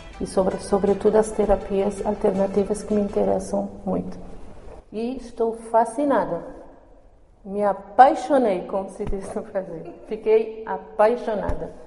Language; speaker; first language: Portuguese; non-native, local second language; Kabuverdianu